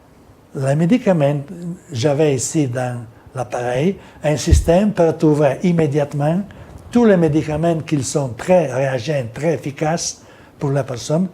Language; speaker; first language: French; non-native, learner; Italian